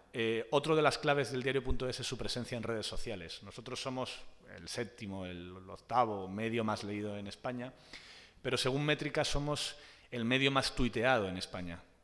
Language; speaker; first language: Spanish; native; Spanish